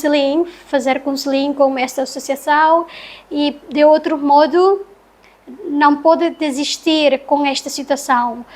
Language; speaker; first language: Portuguese; non-native, learner; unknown